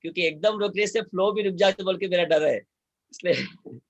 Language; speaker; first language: Hindi; non-native, local second language; Telugu